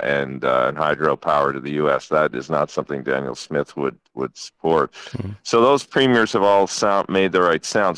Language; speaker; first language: English; native; English